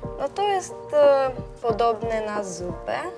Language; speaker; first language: Polish; non-native, learner; Ukrainian